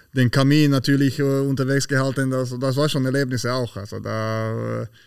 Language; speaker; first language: German; non-native, fluent; Slovak